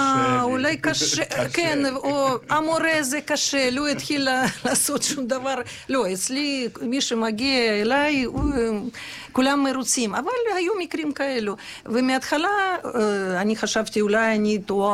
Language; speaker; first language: Hebrew; non-native, fluent; Ukrainian